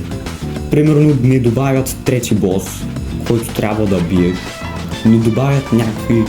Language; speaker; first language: Bulgarian; native; Bulgarian